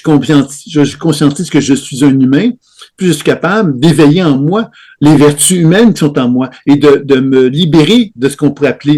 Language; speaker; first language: French; native; French